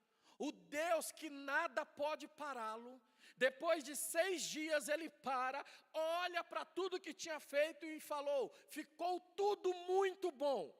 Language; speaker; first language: Portuguese; native; Portuguese